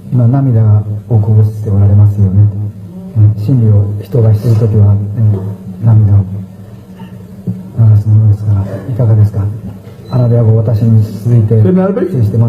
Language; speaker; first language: Japanese; native; Japanese